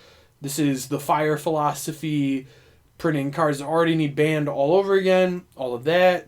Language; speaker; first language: English; native; English